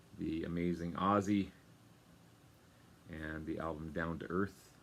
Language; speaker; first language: English; native; English